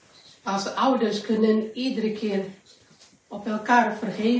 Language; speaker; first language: Dutch; non-native, learner; Indonesian